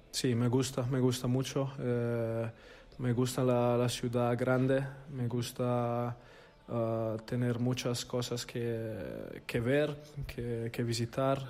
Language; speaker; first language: Spanish; non-native, fluent; Italian